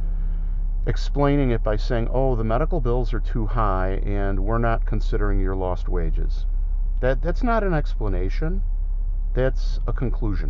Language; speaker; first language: English; native; English